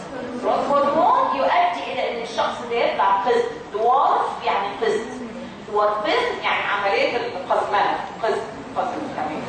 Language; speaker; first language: Arabic; native; Arabic